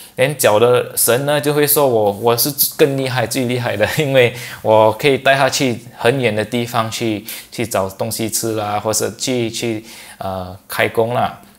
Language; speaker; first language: Chinese; non-native, local second language; English